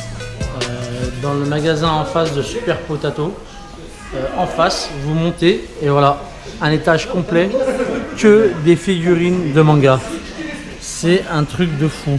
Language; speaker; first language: French; native; French